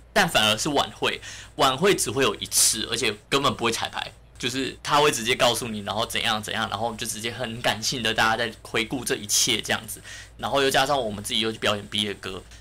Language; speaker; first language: Chinese; native; Chinese